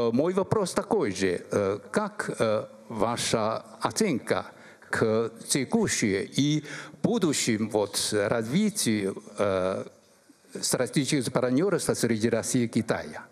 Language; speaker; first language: Russian; non-native, learner; Chinese